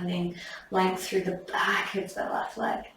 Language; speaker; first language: English; native; English